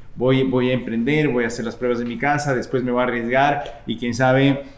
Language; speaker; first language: Spanish; native; Spanish